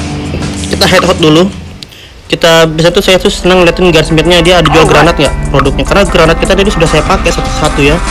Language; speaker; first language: Indonesian; native; Indonesian